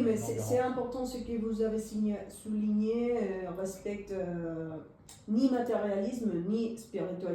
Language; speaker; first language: French; non-native, fluent; Spanish